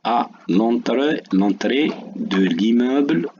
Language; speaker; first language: French; non-native, local second language; Arabic